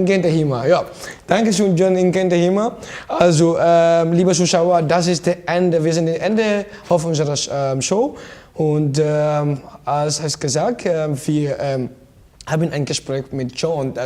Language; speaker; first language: German; non-native, learner; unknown